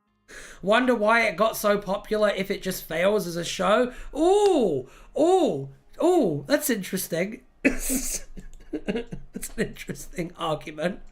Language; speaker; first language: English; native; English